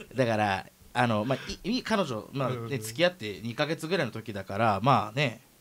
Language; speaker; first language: Japanese; native; Japanese